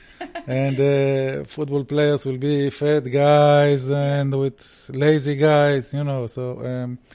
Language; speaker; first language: English; early bilingual, heritage; Hebrew